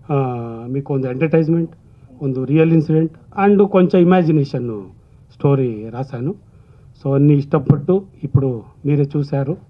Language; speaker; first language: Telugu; non-native, learner; Kannada